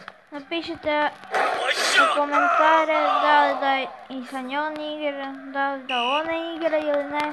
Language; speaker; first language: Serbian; early bilingual, heritage; Croatian